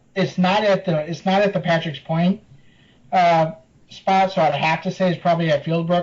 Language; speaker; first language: English; native; English